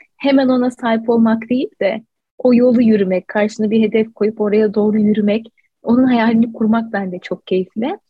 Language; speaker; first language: Turkish; native; Turkish